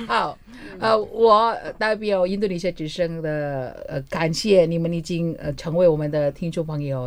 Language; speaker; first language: Chinese; non-native, fluent; Indonesian